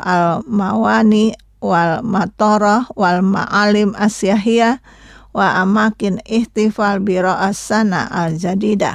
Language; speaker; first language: Arabic; non-native, fluent; Indonesian